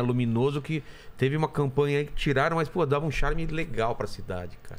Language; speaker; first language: Portuguese; native; Portuguese